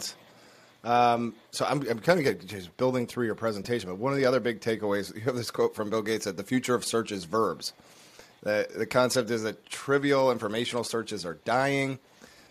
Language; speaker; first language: English; native; English